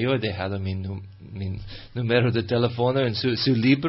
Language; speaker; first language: Spanish; non-native, fluent; English